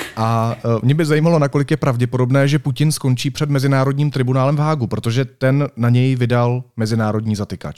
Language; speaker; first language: Czech; native; Czech